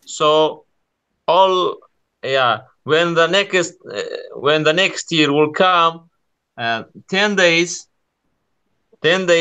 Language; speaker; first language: English; non-native, learner; Kurdish